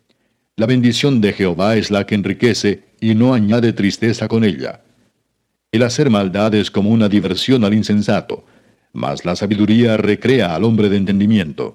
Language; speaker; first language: Spanish; native; Spanish